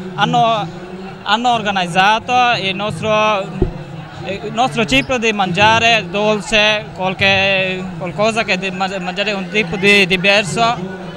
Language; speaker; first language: Italian; non-native, learner; Bangla